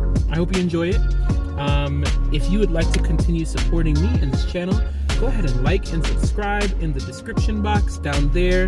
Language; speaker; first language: English; native; English